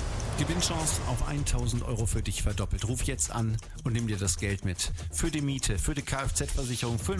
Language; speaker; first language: German; native; German